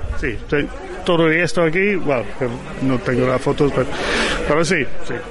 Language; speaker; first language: Spanish; non-native, learner; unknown